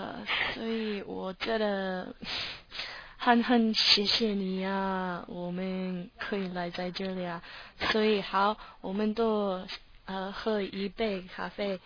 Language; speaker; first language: Chinese; non-native, learner; English